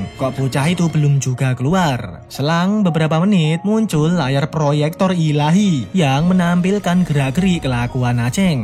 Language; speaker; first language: Indonesian; native; Indonesian